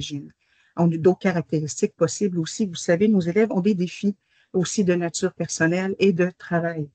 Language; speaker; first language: French; native; French